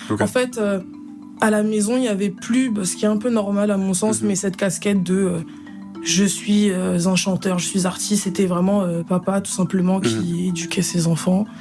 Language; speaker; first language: French; native; French